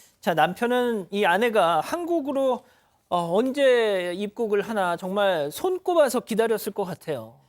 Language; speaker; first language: Korean; native; Korean